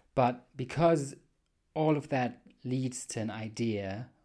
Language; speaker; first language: English; non-native, fluent; German